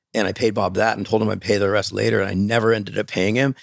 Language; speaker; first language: English; native; English